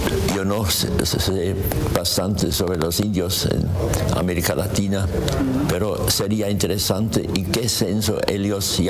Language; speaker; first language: Spanish; non-native, learner; German